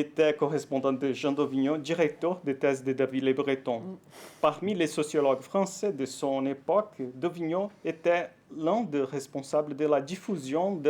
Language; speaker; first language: French; non-native, fluent; Portuguese